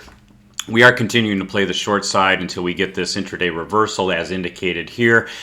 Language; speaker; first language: English; native; English